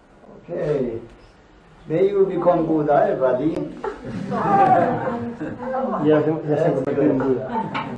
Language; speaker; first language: English; non-native, learner; Korean